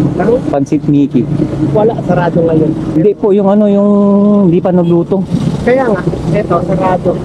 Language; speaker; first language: Filipino; non-native, local second language; Iloko